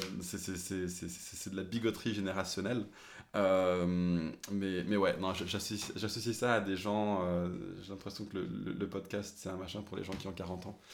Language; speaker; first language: French; early bilingual, other home language; English